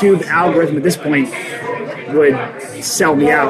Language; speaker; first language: English; native; English